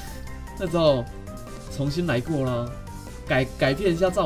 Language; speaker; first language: Chinese; native; Chinese